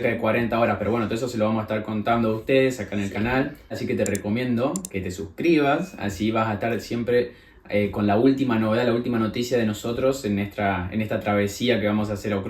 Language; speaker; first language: Spanish; native; Spanish